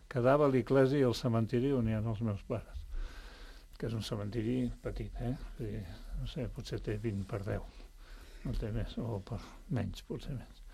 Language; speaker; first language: Catalan; native; Catalan